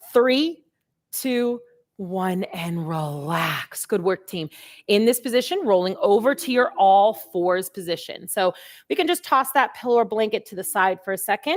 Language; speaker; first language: English; native; English